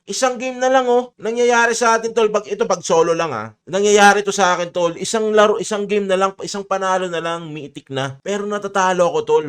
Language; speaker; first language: Filipino; native; Filipino